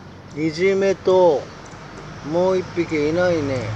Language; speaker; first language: Japanese; native; Japanese